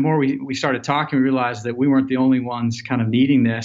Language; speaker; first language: English; native; English